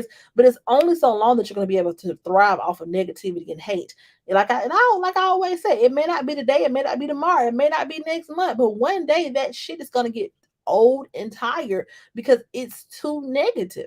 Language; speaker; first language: English; native; English